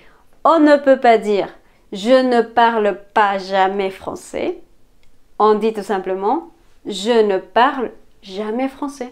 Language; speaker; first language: French; non-native, fluent; Spanish